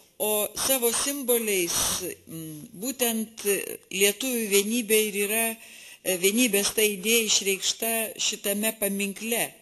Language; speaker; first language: Lithuanian; native; Lithuanian